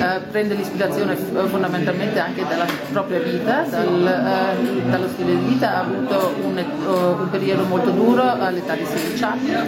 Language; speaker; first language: Italian; native; Italian